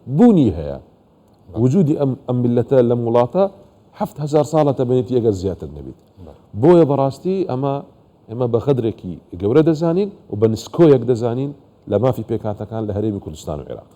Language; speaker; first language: Central Kurdish; non-native, local second language; Assyrian Neo-Aramaic